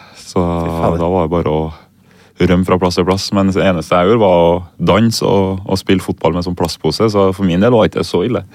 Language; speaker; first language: Norwegian; early bilingual, other home language; Swahili